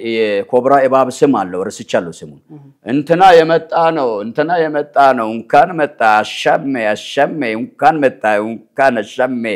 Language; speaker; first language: Amharic; non-native, local second language; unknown